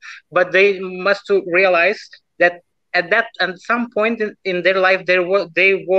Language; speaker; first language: English; non-native, fluent; Lithuanian